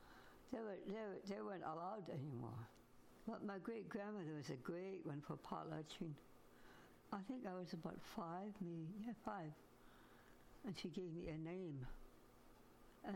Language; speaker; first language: English; non-native, fluent; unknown